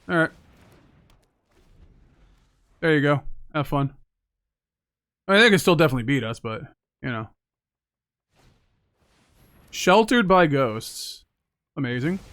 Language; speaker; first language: English; native; English